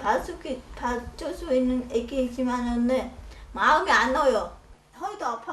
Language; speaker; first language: Korean; non-native, learner; Khmer